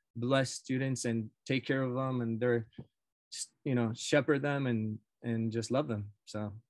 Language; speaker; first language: English; non-native, fluent; Spanish